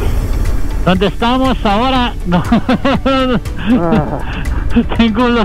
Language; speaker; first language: Spanish; non-native, learner; Italian